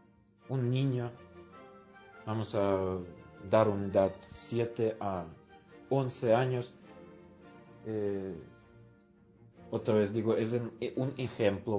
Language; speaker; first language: Spanish; non-native, fluent; Russian